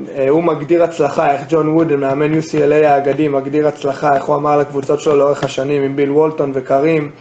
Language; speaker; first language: Hebrew; non-native, fluent; English